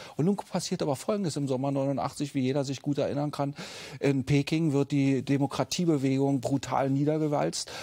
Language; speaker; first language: German; native; German